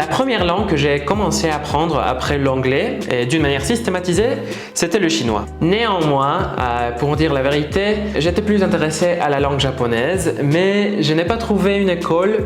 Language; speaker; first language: French; non-native, fluent; Spanish